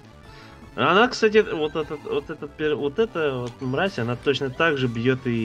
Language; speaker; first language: Russian; native; Russian